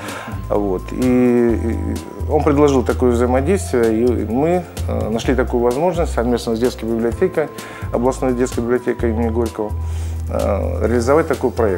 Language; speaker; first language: Russian; native; Russian